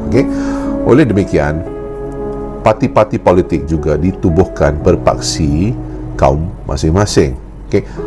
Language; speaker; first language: Malay; native; Malay